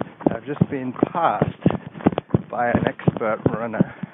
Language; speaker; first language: English; native; English